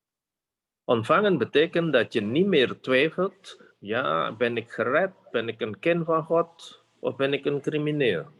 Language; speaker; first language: Dutch; non-native, fluent; Indonesian